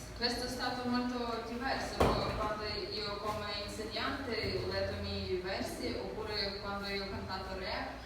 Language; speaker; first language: Italian; non-native, learner; Ukrainian